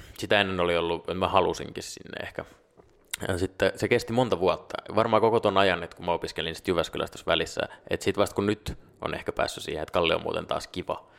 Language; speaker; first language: Finnish; non-native, local second language; Swedish